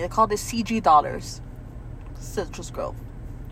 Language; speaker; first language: English; early bilingual, other home language; Spanish